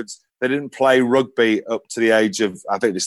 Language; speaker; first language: English; native; English